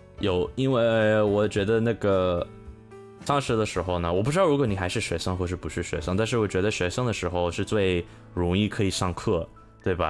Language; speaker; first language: Chinese; non-native, learner; English